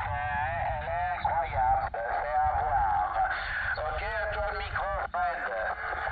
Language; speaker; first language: French; early bilingual, heritage; Italian